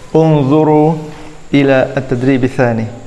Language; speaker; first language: Arabic; non-native, fluent; Indonesian